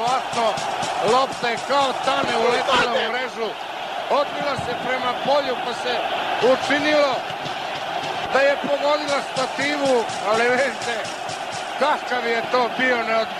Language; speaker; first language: Serbian; native; Serbian